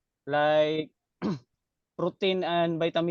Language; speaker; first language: English; non-native, learner; Cebuano